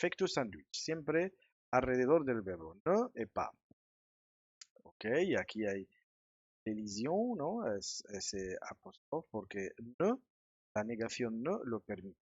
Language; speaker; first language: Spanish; non-native, fluent; French